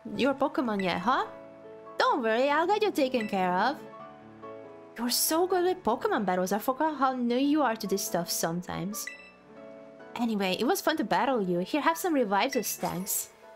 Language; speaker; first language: English; non-native, fluent; Hungarian